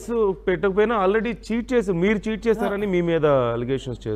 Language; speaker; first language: Telugu; native; Telugu